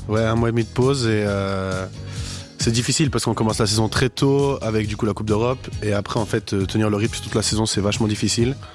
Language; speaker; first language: French; native; French